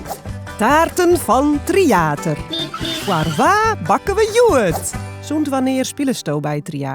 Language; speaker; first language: Dutch; non-native, local second language; Western Frisian